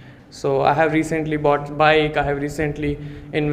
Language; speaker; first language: English; non-native, local second language; Hindi